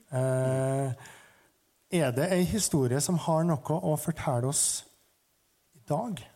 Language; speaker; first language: Norwegian; native; Norwegian